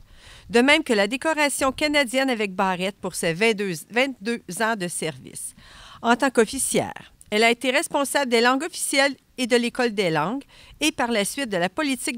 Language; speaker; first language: French; native; French